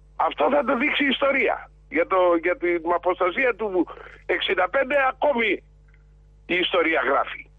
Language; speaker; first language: Greek; native; Greek